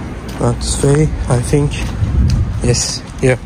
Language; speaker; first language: English; non-native, learner; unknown